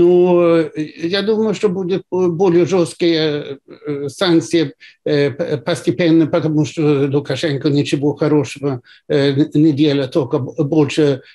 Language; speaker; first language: Russian; non-native, fluent; Swedish